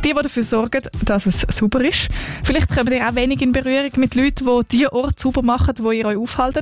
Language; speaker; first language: German; native; German